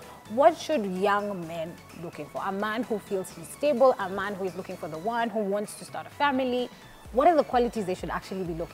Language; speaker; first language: English; non-native, local second language; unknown